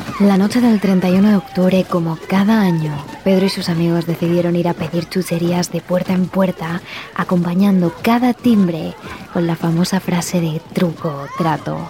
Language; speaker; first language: Spanish; native; Spanish